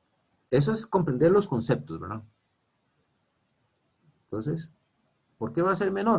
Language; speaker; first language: Spanish; native; Spanish